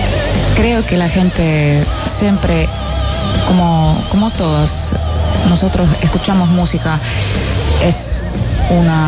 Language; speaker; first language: Spanish; non-native, fluent; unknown